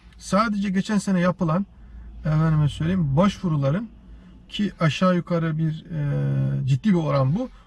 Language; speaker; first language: Turkish; native; Turkish